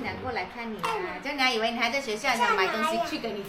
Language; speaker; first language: Chinese; native; Chinese